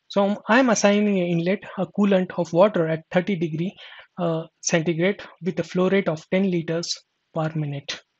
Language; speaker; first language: English; non-native, local second language; Marathi